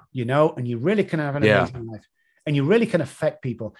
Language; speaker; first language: English; native; English